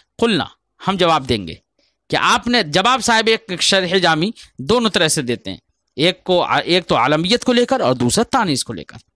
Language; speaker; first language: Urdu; native; Urdu